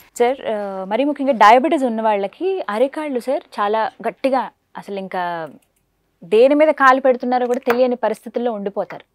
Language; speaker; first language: Telugu; native; Telugu